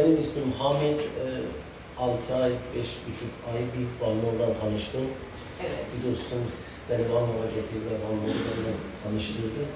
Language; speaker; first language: Turkish; non-native, fluent; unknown